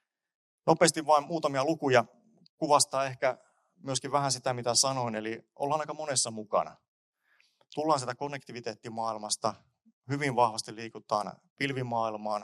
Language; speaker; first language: Finnish; native; Finnish